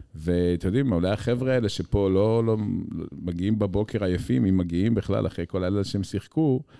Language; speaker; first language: Hebrew; native; Hebrew